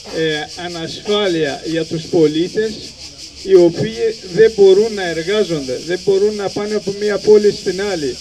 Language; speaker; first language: Greek; non-native, fluent; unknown